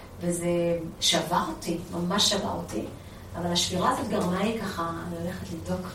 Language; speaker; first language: Hebrew; early bilingual, other home language; Amharic